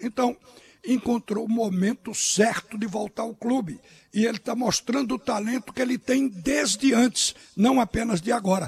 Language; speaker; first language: Portuguese; native; Portuguese